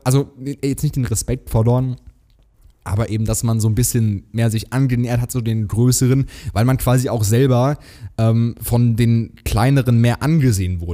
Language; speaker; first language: German; native; German